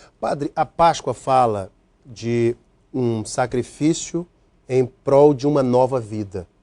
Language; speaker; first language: Portuguese; native; Portuguese